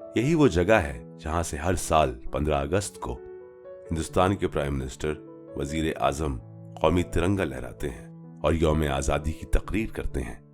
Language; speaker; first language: Urdu; native; Urdu